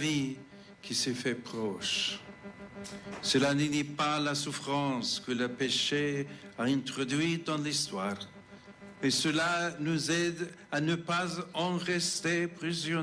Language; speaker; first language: French; non-native, fluent; English